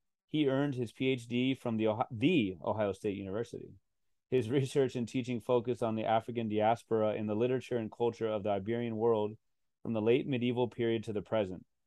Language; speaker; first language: English; native; English